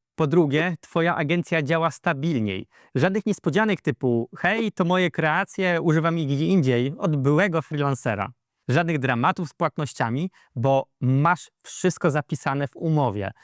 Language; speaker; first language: Polish; native; Polish